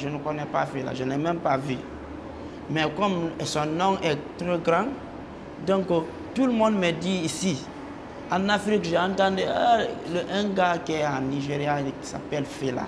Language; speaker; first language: French; non-native, local second language; Mandingo